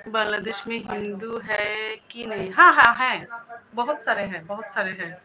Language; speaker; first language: Hindi; non-native, learner; Bangla